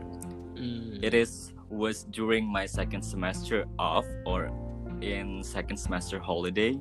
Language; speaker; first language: English; non-native, fluent; Indonesian